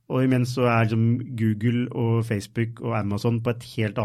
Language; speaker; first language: Norwegian; native; Norwegian